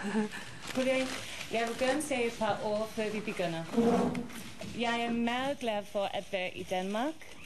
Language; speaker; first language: Danish; non-native, learner; English